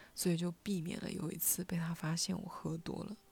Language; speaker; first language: Chinese; non-native, local second language; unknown